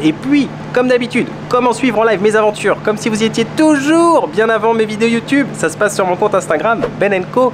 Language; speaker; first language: French; native; French